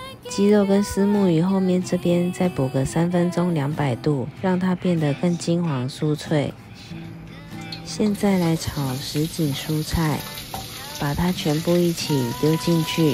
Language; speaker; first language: Chinese; native; Chinese